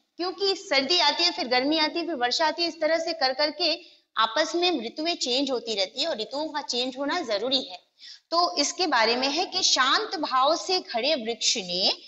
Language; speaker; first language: Hindi; non-native, local second language; Gujarati